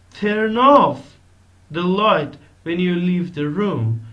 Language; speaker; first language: English; non-native, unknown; Persian